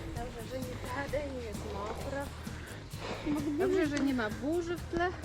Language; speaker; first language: Polish; native; Polish